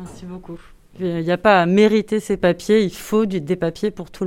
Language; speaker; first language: French; native; French